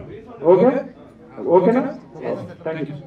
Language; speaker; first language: Telugu; native; Telugu